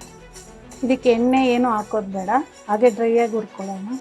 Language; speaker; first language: Kannada; native; Kannada